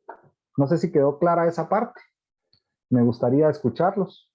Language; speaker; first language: Spanish; native; Spanish